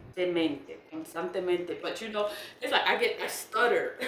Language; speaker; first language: English; native; English